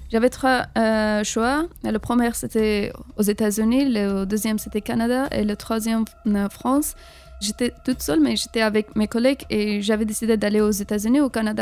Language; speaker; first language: French; non-native, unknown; Persian